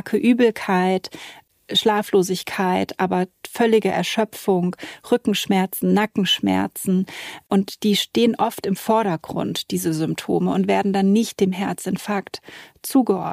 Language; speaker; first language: German; native; German